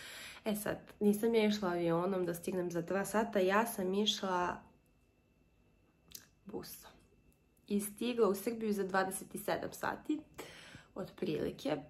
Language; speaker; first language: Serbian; early bilingual, heritage; Serbian